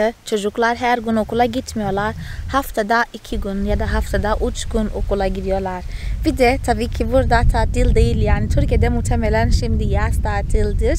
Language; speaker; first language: Turkish; non-native, fluent; Portuguese